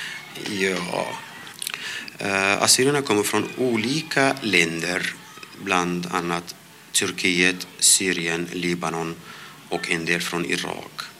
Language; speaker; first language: Swedish; non-native, fluent; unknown